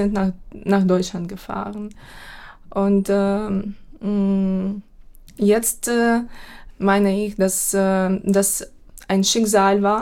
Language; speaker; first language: German; non-native, fluent; Ukrainian